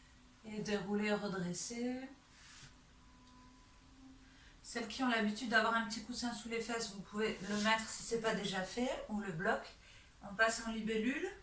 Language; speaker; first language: French; native; French